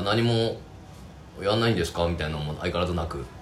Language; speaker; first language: Japanese; native; Japanese